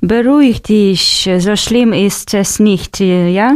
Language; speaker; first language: German; non-native, fluent; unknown